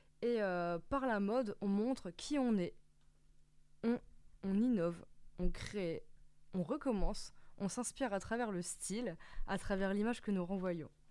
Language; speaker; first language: French; native; French